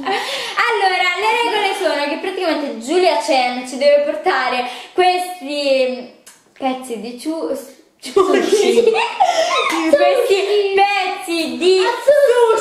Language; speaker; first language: Italian; native; Italian